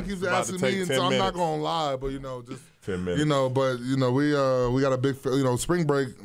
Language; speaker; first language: English; native; English